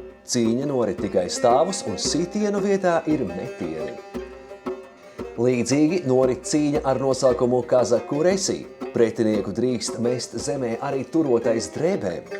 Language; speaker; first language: Latvian; native; Latvian